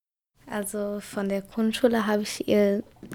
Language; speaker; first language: German; early bilingual, other home language; Kurdish